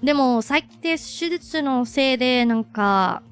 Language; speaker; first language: Japanese; non-native, fluent; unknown